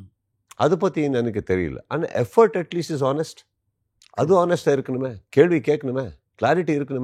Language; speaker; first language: Tamil; non-native, local second language; Kannada